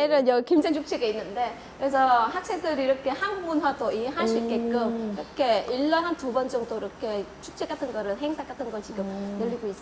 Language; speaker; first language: Korean; non-native, fluent; Vietnamese